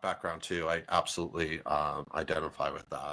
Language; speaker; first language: English; native; English